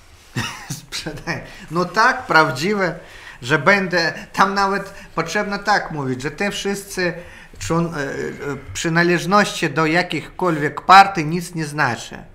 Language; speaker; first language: Polish; non-native, learner; Russian